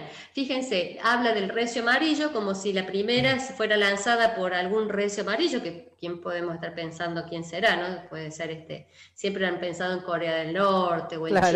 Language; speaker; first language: Spanish; native; Spanish